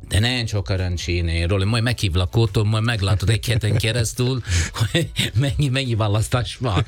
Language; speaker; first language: Hungarian; non-native, fluent; Italian